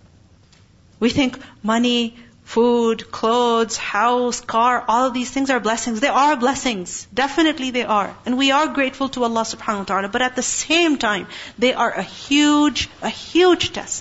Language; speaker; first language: English; non-native, local second language; Urdu